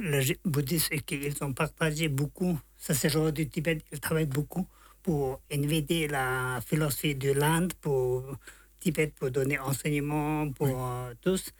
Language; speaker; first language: French; non-native, learner; Tibetan